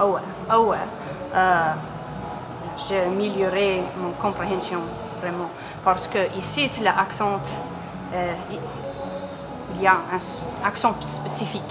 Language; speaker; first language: French; non-native, local second language; English